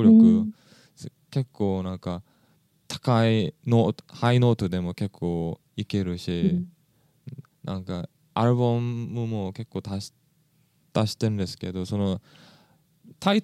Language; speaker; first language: Japanese; non-native, fluent; English